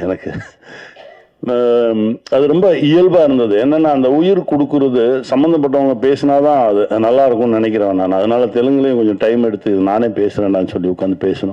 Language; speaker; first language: Tamil; native; Tamil